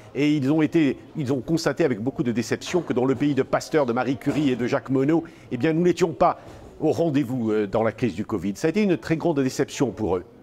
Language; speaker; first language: French; native; French